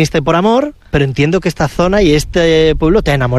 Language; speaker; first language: Spanish; native; Spanish